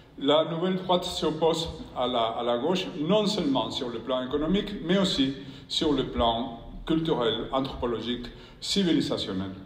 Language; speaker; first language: French; non-native, fluent; Spanish